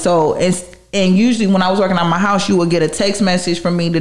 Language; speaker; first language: English; native; English